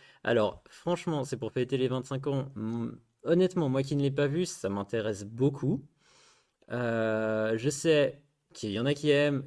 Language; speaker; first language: French; native; French